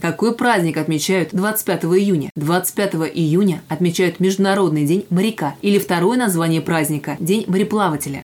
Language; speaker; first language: Russian; native; Russian